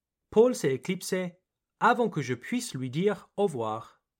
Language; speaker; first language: French; non-native, fluent; English